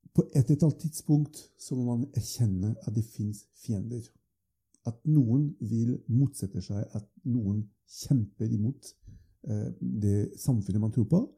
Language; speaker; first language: Norwegian; non-native, fluent; French